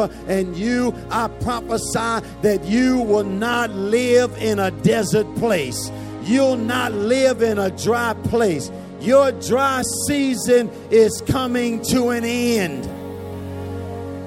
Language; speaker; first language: English; native; English